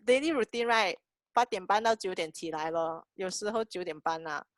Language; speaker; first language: Chinese; native; Chinese